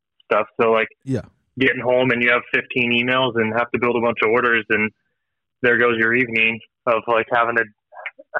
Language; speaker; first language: English; native; English